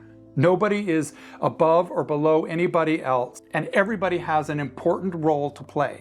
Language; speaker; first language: English; native; English